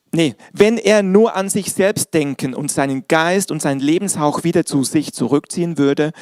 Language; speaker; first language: German; native; German